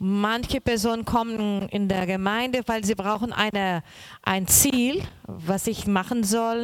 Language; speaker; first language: German; non-native, learner; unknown